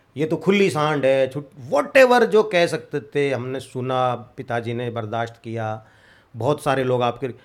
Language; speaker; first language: Hindi; native; Hindi